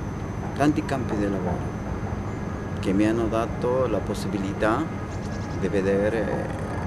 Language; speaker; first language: Italian; non-native, learner; Spanish